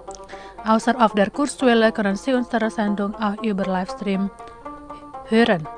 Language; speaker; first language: German; non-native, fluent; Indonesian